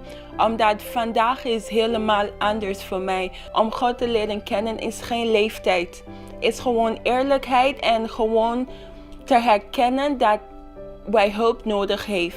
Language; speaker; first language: Dutch; non-native, local second language; Papiamento